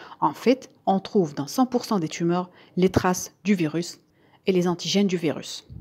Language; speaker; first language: French; non-native, local second language; Arabic